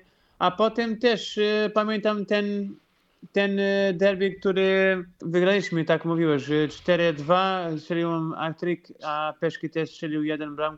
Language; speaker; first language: Polish; non-native, fluent; Portuguese